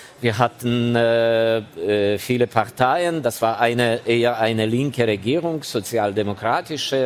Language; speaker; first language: German; non-native, fluent; Ukrainian